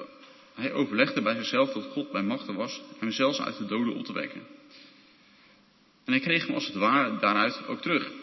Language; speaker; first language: Dutch; native; Dutch